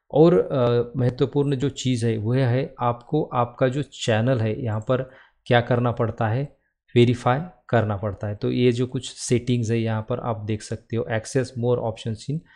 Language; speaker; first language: Hindi; non-native, local second language; Marathi